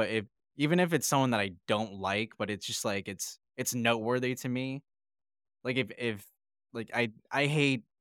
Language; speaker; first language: English; native; English